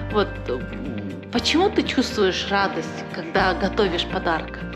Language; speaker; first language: Russian; native; Russian